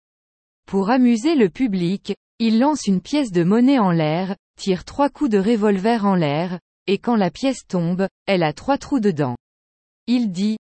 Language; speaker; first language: French; native; French